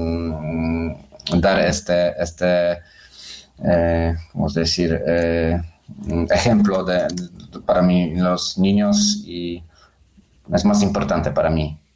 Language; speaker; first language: Spanish; non-native, learner; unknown